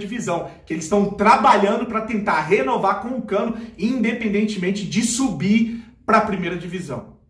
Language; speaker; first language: Portuguese; native; Portuguese